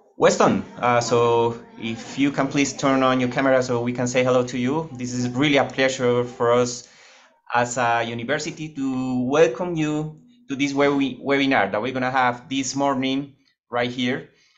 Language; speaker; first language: English; non-native, fluent; Spanish